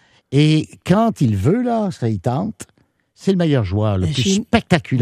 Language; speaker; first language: French; native; French